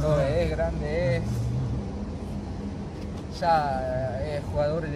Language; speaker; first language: Spanish; non-native, fluent; Japanese